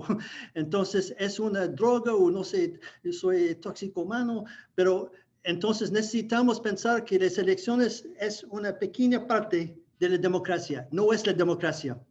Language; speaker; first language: Spanish; non-native, fluent; English